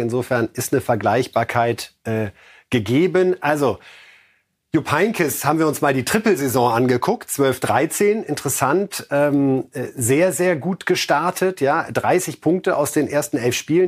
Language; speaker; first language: German; native; German